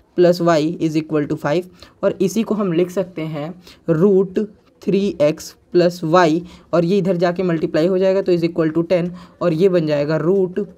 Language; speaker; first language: Hindi; native; Hindi